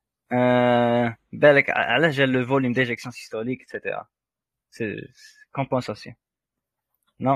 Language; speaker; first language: French; non-native, local second language; Arabic